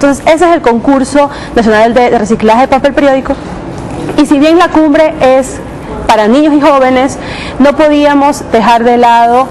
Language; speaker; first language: Spanish; native; Spanish